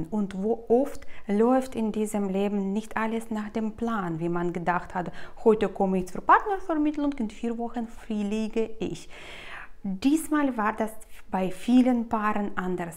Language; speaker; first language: German; non-native, fluent; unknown